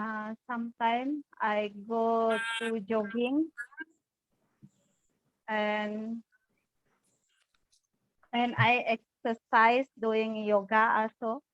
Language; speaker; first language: English; non-native, learner; Indonesian